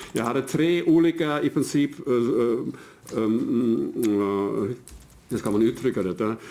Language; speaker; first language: Swedish; non-native, fluent; German